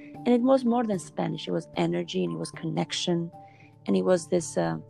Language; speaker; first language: English; non-native, fluent; Albanian